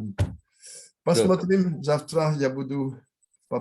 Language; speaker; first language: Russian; non-native, learner; French